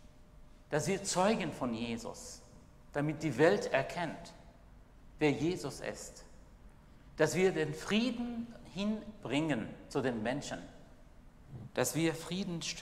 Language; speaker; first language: German; non-native, fluent; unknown